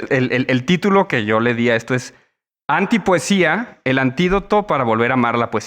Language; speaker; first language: Spanish; native; Spanish